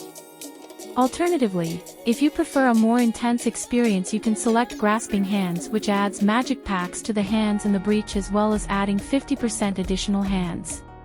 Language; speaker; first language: English; native; English